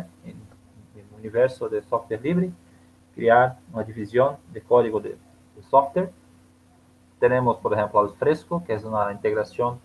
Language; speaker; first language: Spanish; non-native, learner; Portuguese